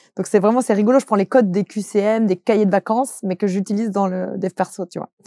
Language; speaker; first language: French; native; French